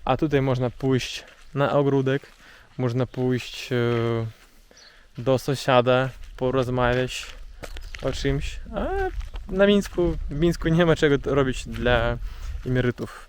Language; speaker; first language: Polish; non-native, learner; Russian